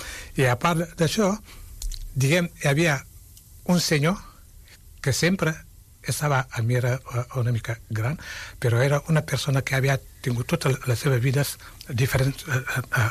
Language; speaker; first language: Catalan; non-native, fluent; Wolof